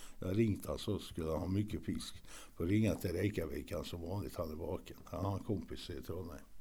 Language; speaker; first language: Swedish; early bilingual, other home language; Norwegian